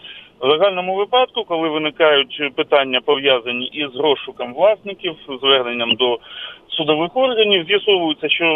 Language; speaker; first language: Ukrainian; native; Ukrainian